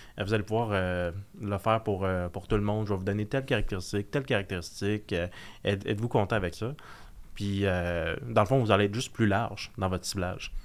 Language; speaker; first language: French; native; French